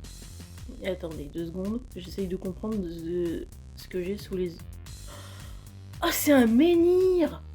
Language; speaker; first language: French; native; French